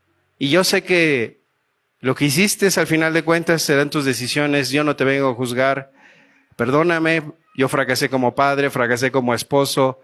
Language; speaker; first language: Spanish; native; Spanish